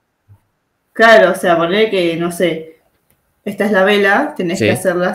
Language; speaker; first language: Spanish; native; Spanish